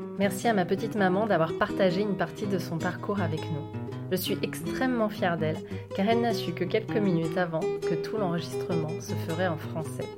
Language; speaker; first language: French; native; French